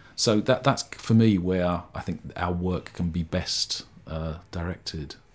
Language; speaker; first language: English; native; English